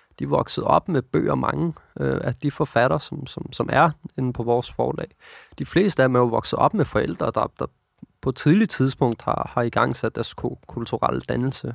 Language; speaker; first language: Danish; early bilingual, other home language; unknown